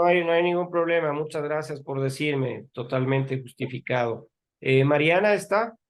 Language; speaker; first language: Spanish; native; Spanish